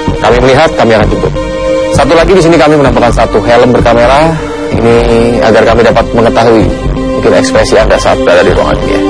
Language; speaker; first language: Indonesian; native; Indonesian